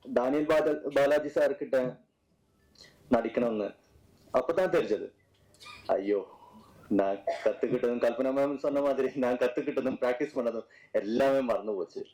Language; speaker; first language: Tamil; non-native, learner; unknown